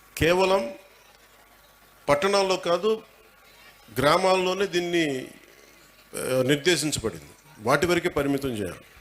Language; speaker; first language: Telugu; native; Telugu